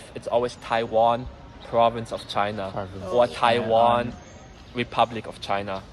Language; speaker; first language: English; non-native, fluent; German